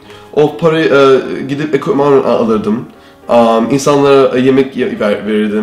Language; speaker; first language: Turkish; early bilingual, heritage; Turkish